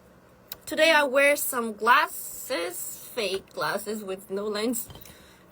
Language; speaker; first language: English; non-native, fluent; Italian